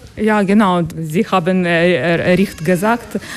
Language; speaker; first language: German; non-native, learner; Russian